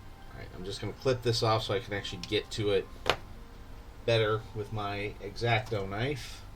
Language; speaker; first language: English; native; English